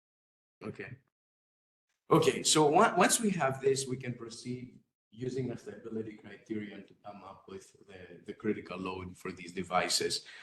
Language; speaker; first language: English; non-native, fluent; Greek